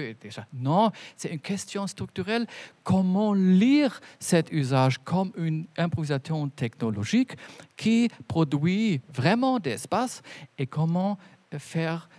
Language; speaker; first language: French; non-native, fluent; German